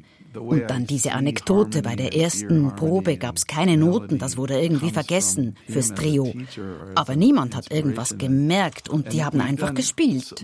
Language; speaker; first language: German; native; German